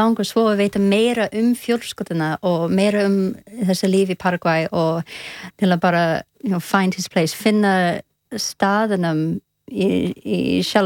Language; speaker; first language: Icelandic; non-native, learner; English